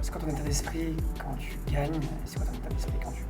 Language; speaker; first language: French; native; French